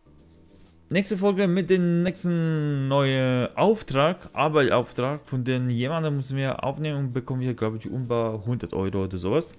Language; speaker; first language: German; non-native, learner; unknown